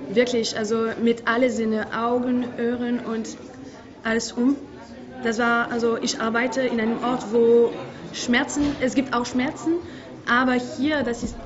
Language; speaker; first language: German; non-native, fluent; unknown